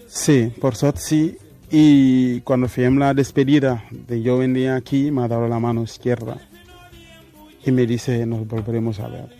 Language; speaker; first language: Spanish; non-native, fluent; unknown